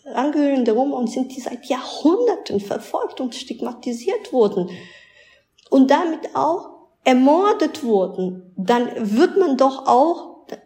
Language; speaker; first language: German; early bilingual, other home language; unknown